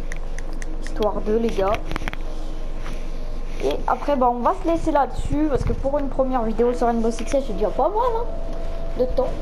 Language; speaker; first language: French; native; French